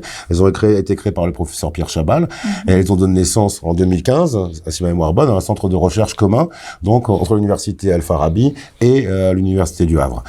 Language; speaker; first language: French; native; French